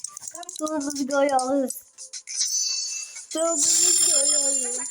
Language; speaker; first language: Turkish; non-native, learner; Uzbek